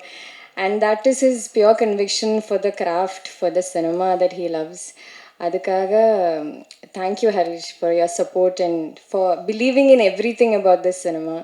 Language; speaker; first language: Tamil; non-native, learner; Malayalam